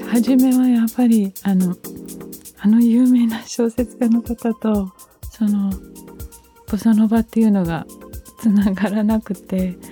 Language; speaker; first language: Japanese; early bilingual, other home language; Portuguese